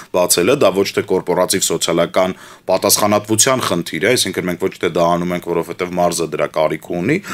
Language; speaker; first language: Armenian; native; Armenian